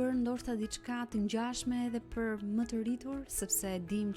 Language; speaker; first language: Albanian; native; Albanian